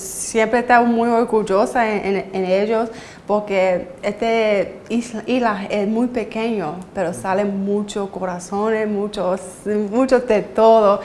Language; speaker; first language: Spanish; early bilingual, heritage; Spanish